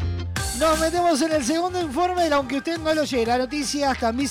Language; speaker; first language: Spanish; native; Spanish